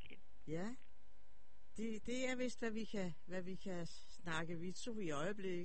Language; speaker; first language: Danish; native; Danish